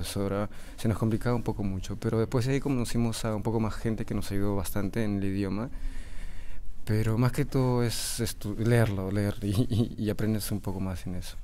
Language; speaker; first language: Spanish; native; Spanish